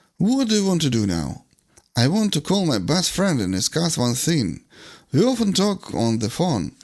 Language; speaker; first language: English; non-native, fluent; Ukrainian